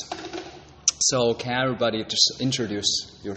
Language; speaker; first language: English; non-native, fluent; Chinese